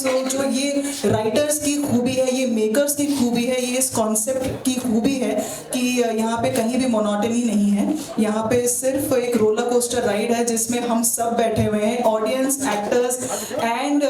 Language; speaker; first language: Hindi; native; Hindi